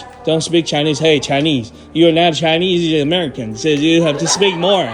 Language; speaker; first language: English; non-native, fluent; Chinese